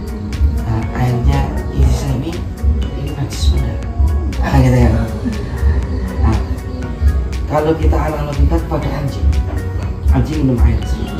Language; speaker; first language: Indonesian; native; Indonesian